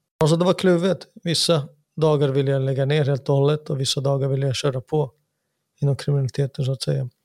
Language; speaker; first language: Swedish; native; Swedish